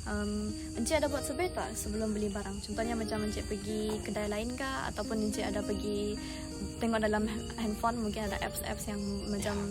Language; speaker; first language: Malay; non-native, local second language; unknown